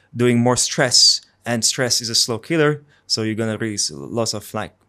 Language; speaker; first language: English; non-native, fluent; Hungarian